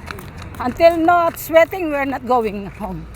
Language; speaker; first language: English; non-native, learner; Filipino